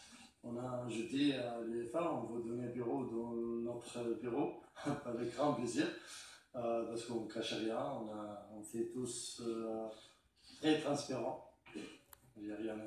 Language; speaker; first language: French; non-native, learner; Arabic